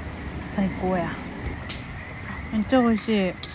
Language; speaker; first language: Japanese; native; Japanese